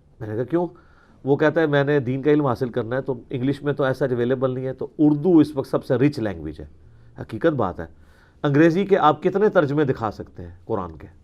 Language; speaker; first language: Urdu; native; Urdu